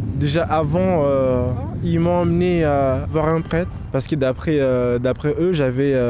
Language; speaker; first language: French; non-native, local second language; Lingala